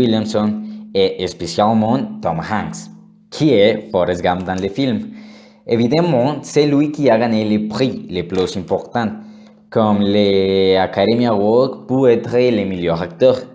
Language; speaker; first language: French; non-native, learner; Spanish